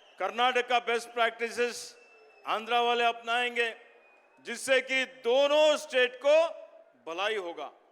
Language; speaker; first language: Hindi; non-native, local second language; Kannada